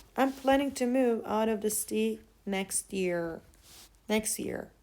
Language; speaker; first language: English; non-native, fluent; Turkish